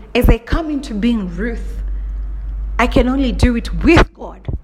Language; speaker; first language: English; non-native, local second language; Kikuyu